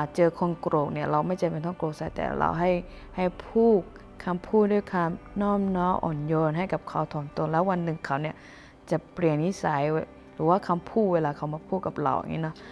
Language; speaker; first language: Thai; non-native, local second language; Akha